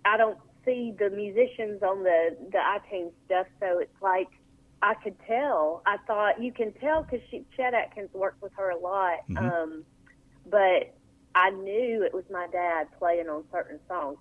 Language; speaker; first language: English; native; English